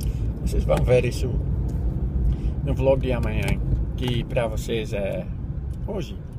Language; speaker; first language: Portuguese; non-native, learner; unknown